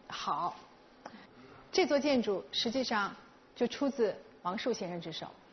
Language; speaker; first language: Chinese; native; Chinese